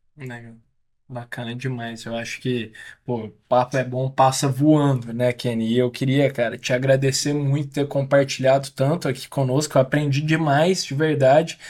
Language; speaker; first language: Portuguese; native; Portuguese